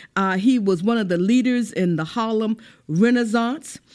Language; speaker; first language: English; native; English